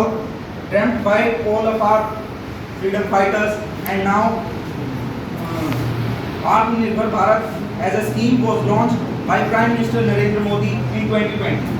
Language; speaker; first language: English; non-native, local second language; Hindi